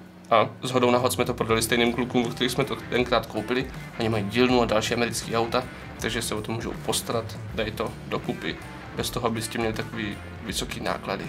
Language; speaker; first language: Czech; native; Czech